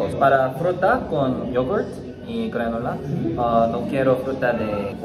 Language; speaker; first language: Spanish; non-native, learner; Korean